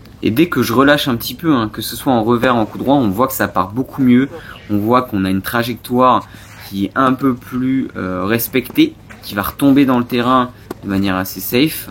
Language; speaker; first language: French; native; French